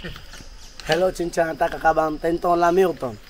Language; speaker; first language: Vietnamese; non-native, learner; Portuguese